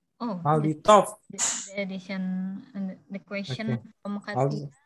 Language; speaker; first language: English; non-native, fluent; Indonesian